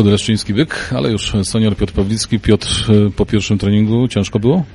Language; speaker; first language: Polish; native; Polish